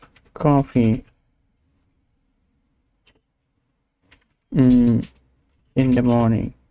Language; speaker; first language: English; non-native, learner; Vietnamese